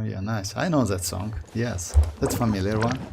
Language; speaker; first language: English; non-native, fluent; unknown